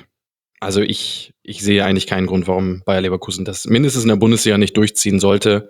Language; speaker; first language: German; native; German